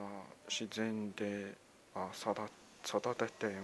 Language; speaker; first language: Japanese; non-native, learner; Mongolian